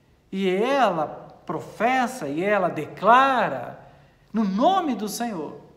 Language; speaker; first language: Portuguese; native; Portuguese